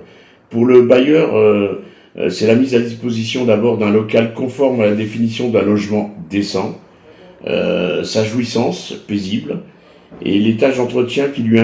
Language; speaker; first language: French; native; French